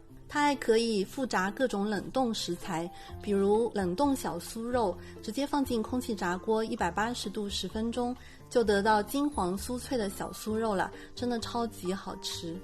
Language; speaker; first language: Chinese; native; Chinese